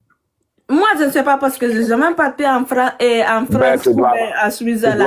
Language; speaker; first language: French; non-native, learner; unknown